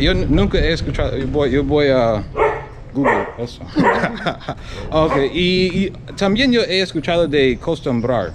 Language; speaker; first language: Spanish; non-native, learner; English